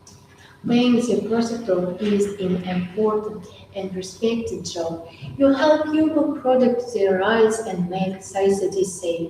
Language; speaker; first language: English; non-native, learner; Russian